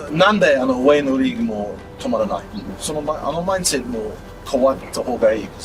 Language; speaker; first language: Japanese; non-native, learner; English